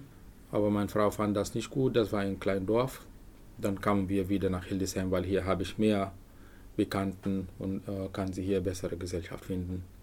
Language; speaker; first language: German; non-native, learner; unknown